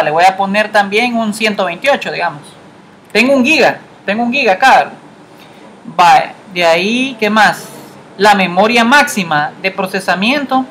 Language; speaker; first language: Spanish; native; Spanish